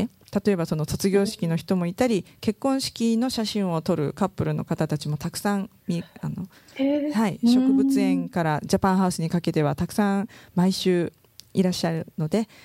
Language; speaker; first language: Japanese; native; Japanese